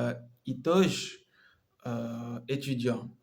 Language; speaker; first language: Russian; non-native, learner; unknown